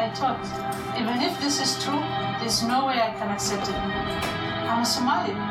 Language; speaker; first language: English; non-native, fluent; Somali